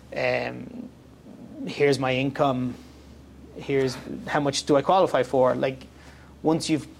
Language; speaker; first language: English; native; English